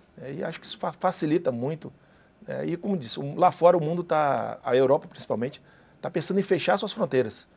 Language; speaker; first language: Portuguese; native; Portuguese